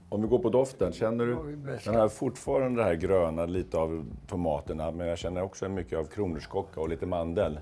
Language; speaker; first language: Swedish; native; Swedish